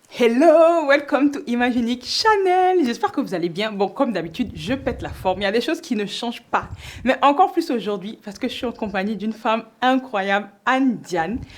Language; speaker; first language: French; native; French